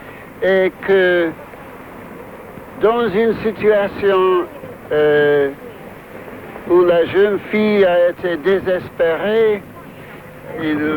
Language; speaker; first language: French; non-native, fluent; English